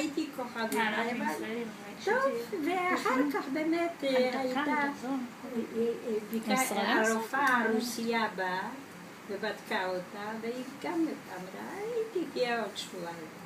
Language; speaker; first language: Hebrew; non-native, fluent; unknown